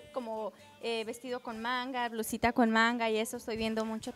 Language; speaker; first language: Spanish; native; Spanish